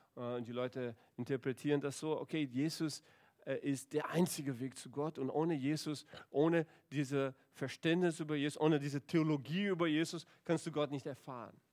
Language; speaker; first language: German; non-native, fluent; Portuguese